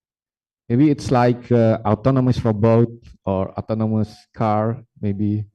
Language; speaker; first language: English; non-native, fluent; Indonesian